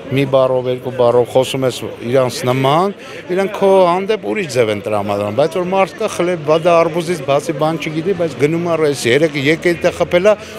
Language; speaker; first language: Armenian; native; Armenian